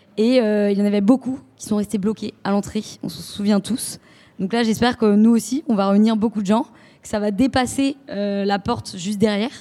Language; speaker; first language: French; native; French